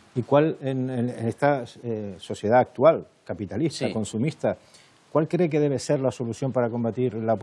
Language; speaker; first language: Spanish; native; Spanish